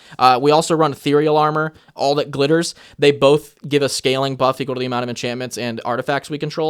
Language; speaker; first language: English; native; English